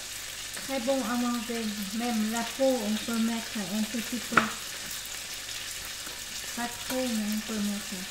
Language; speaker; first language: French; non-native, learner; Vietnamese